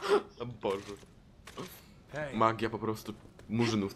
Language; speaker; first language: Polish; native; Polish